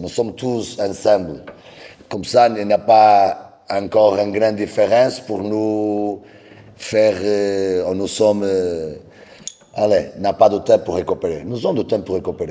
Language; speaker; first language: French; non-native, learner; Portuguese